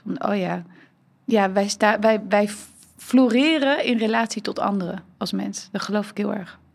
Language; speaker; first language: Dutch; early bilingual, heritage; Dutch